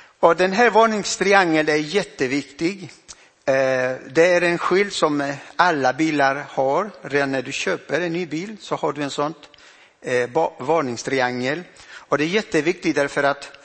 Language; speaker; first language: Swedish; non-native, fluent; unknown